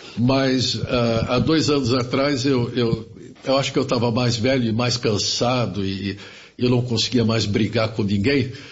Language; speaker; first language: Portuguese; early bilingual, other home language; German